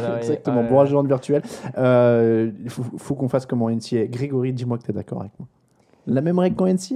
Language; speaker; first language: French; native; French